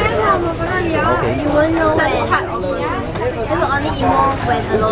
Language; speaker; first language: English; non-native, local second language; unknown